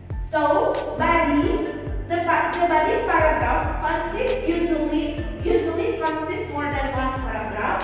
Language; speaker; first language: English; non-native, fluent; Indonesian